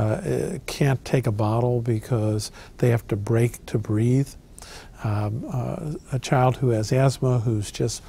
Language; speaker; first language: English; native; English